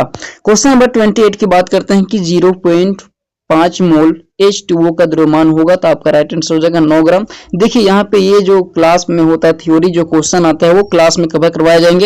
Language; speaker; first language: Hindi; native; Hindi